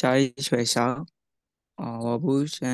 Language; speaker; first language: Chinese; non-native, learner; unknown